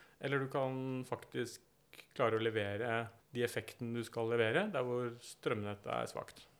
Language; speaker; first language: Norwegian; native; Norwegian